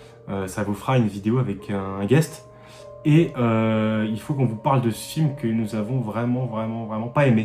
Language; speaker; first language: French; native; French